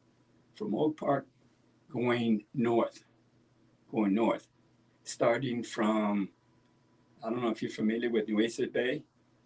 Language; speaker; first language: English; native; English